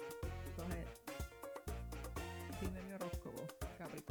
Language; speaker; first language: Spanish; early bilingual, heritage; Spanish